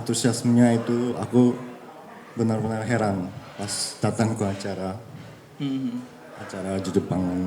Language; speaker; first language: Indonesian; early bilingual, heritage; Japanese